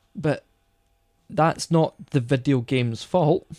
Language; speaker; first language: English; native; English